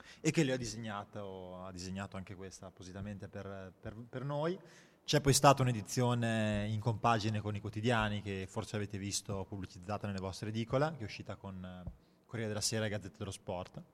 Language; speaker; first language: Italian; native; Italian